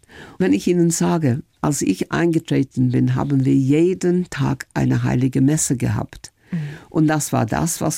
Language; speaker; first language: German; non-native, fluent; English